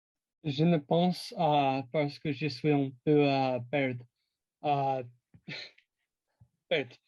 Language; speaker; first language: French; non-native, learner; English